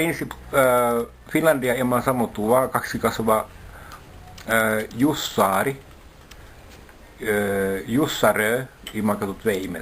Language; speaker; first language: Bulgarian; non-native, learner; Finnish